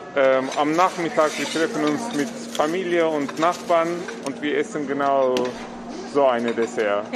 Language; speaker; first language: German; non-native, fluent; Turkish